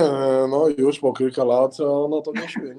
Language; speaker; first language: Polish; non-native, learner; Spanish